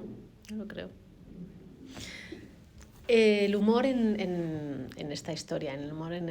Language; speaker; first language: Spanish; native; Spanish